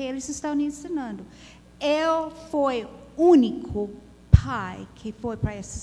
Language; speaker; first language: Portuguese; non-native, learner; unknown